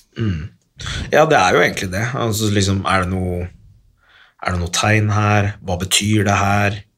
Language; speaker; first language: Norwegian; early bilingual, other home language; Arabic